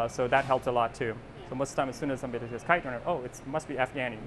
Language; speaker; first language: English; non-native, local second language; Persian